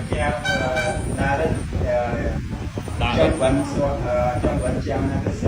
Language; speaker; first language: Chinese; non-native, learner; Khmer